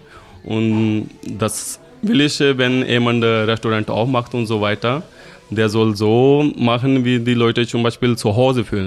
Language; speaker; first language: German; non-native, fluent; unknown